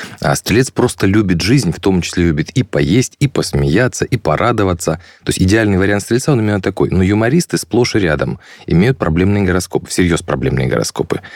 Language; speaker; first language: Russian; native; Russian